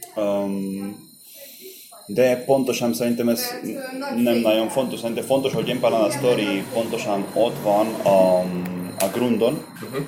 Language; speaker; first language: Hungarian; non-native, learner; Spanish